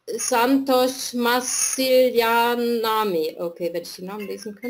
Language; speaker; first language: German; non-native, fluent; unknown